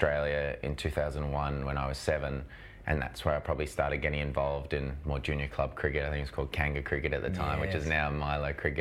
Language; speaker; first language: English; native; English